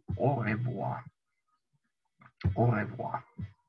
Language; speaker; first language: French; non-native, learner; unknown